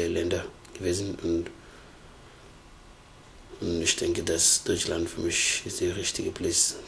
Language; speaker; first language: German; non-native, learner; Somali